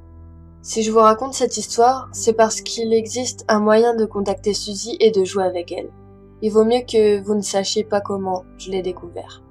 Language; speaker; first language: French; native; French